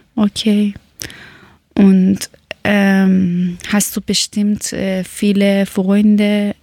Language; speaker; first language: German; non-native, learner; Persian